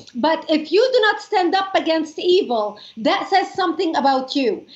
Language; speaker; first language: English; non-native, fluent; Arabic